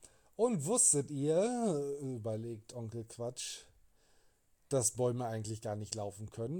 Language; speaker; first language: German; native; German